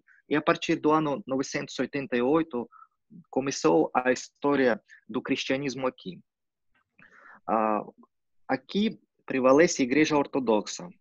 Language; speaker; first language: Portuguese; non-native, fluent; Russian